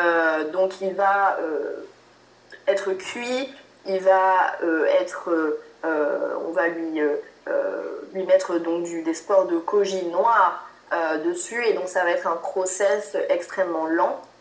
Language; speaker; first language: French; native; French